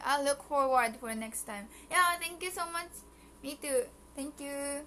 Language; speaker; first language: English; early bilingual, other home language; Japanese